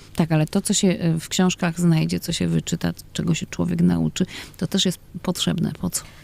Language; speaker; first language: Polish; native; Polish